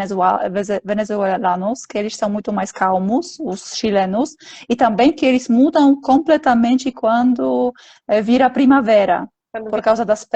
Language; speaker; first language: Portuguese; non-native, fluent; Polish